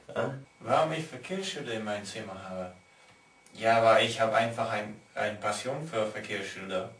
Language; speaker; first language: German; non-native, fluent; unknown